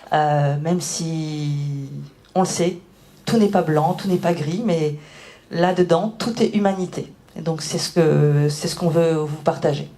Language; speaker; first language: French; native; French